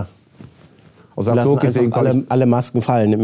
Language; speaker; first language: German; native; German